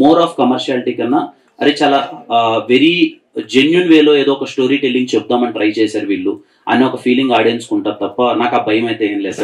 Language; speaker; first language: Telugu; native; Telugu